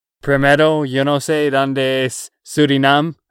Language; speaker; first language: Spanish; non-native, learner; English